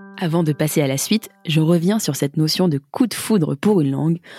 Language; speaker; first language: French; native; French